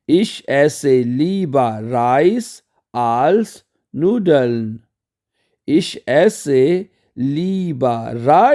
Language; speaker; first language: German; non-native, fluent; Urdu